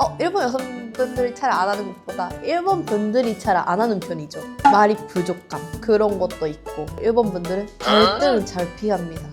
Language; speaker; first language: Korean; non-native, fluent; Japanese